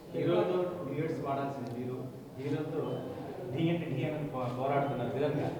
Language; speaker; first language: Telugu; native; Telugu